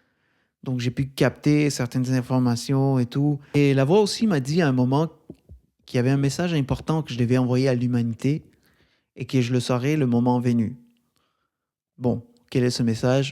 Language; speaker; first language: French; native; French